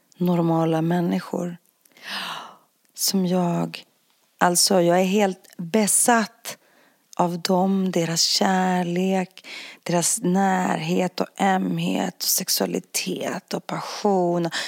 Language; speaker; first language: Swedish; early bilingual, other home language; Greek